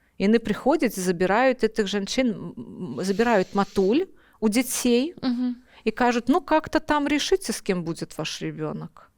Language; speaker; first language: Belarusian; non-native, local second language; Russian